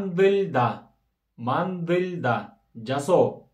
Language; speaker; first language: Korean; non-native, fluent; Kyrgyz